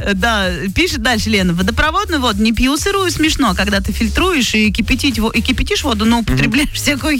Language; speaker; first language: Russian; native; Russian